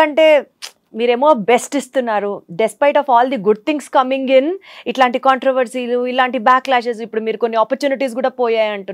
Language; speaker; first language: Telugu; native; Telugu